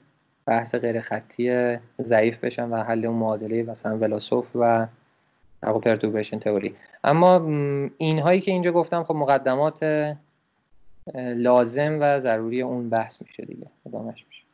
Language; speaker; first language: Persian; native; Persian